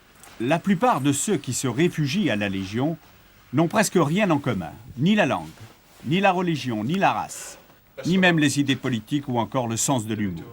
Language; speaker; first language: French; native; French